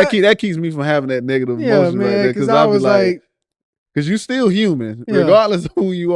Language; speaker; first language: English; native; English